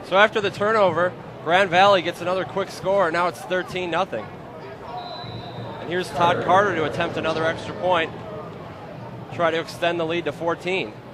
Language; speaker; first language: English; native; English